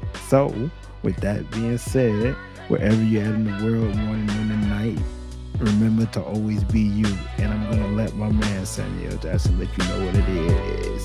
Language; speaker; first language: English; native; English